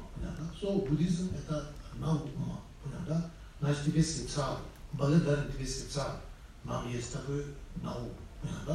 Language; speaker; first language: Russian; non-native, fluent; Tibetan